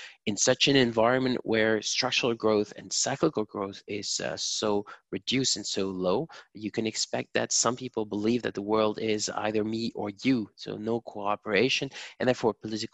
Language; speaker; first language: English; non-native, fluent; German